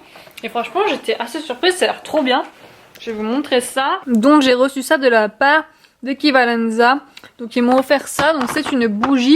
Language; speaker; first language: French; native; French